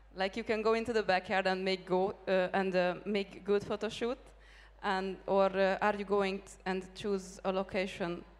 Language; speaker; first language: English; non-native, fluent; Hungarian